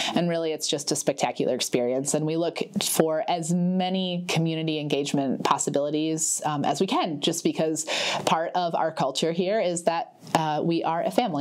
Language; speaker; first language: English; native; English